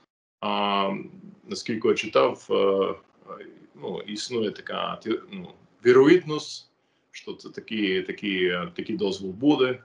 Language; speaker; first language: Ukrainian; non-native, fluent; English